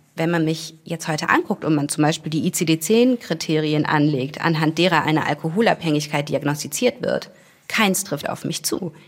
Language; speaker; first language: German; native; German